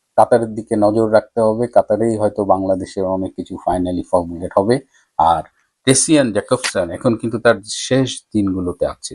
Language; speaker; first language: Bangla; native; Bangla